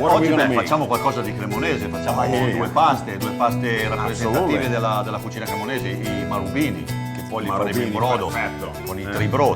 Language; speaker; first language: Italian; native; Italian